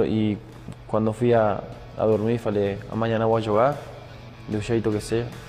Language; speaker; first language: Portuguese; non-native, learner; Spanish